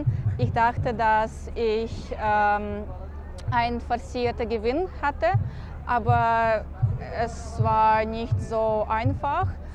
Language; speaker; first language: German; non-native, learner; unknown